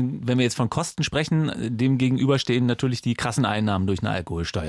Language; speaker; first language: German; native; German